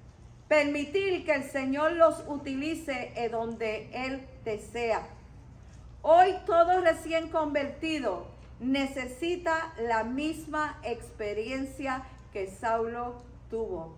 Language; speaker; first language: Spanish; native; Spanish